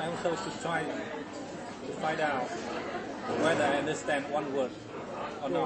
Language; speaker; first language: English; non-native, fluent; Vietnamese